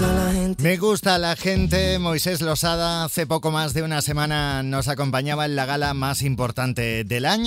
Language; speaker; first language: Spanish; native; Spanish